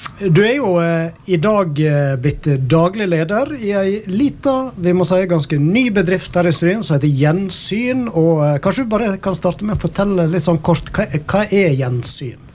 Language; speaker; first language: Norwegian; native; Norwegian